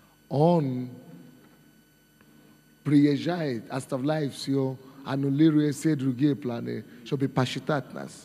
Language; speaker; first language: Russian; non-native, fluent; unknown